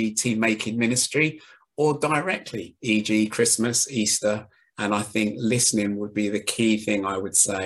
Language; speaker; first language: English; native; English